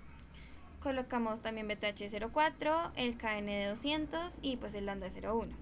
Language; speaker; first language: Spanish; native; Spanish